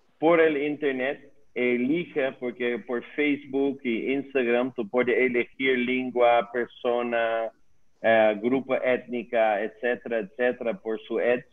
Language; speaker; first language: Spanish; non-native, learner; Dutch